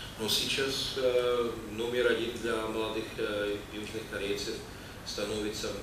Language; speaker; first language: Russian; non-native, fluent; Czech